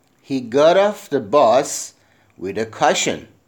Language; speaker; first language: English; non-native, fluent; Persian